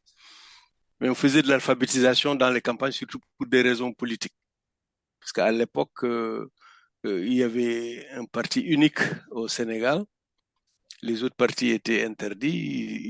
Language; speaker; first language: French; non-native, local second language; Fula